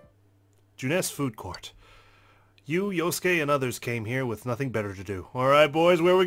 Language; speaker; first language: English; native; English